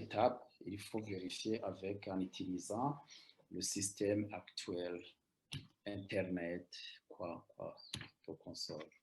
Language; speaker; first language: French; non-native, local second language; Rundi